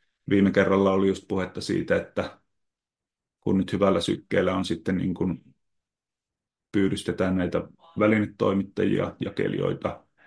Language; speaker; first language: Finnish; native; Finnish